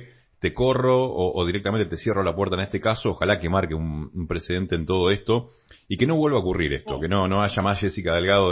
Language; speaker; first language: Spanish; native; Spanish